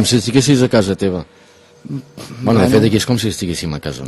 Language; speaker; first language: Catalan; native; Catalan